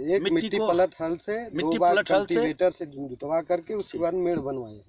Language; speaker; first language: Hindi; native; Hindi